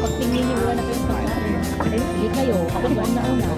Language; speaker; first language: Filipino; non-native, local second language; Cebuano